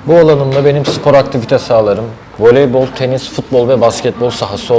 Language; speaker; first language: Turkish; native; Turkish